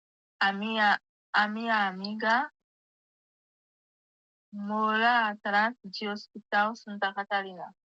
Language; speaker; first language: Portuguese; non-native, learner; Haitian Creole